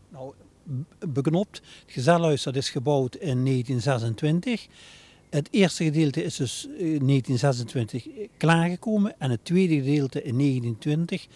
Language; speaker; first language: Dutch; native; Dutch